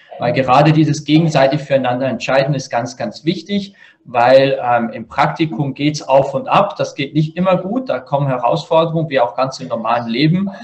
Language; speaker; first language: German; native; German